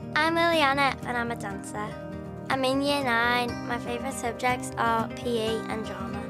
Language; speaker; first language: English; native; English